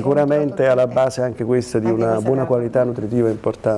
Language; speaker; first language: Italian; native; Italian